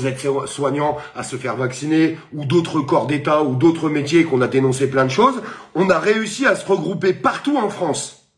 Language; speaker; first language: French; native; French